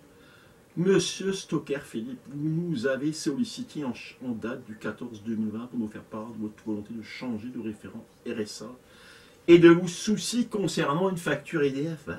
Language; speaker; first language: French; native; French